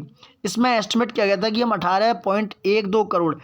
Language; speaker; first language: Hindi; native; Hindi